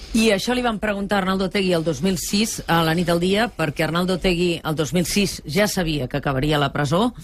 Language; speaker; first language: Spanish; non-native, local second language; Catalan